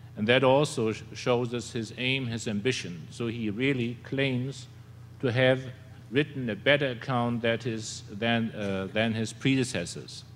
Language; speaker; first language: English; non-native, fluent; German